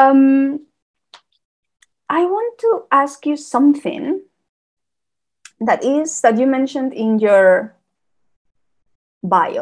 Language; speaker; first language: English; non-native, fluent; Spanish